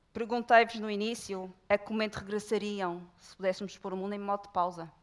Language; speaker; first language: Portuguese; native; Portuguese